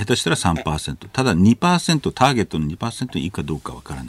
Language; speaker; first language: Japanese; native; Japanese